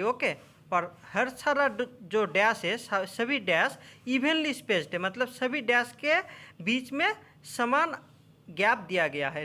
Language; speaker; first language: Hindi; non-native, local second language; Bangla